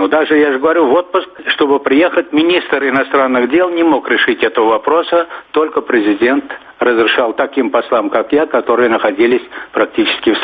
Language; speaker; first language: Russian; non-native, local second language; Turkmen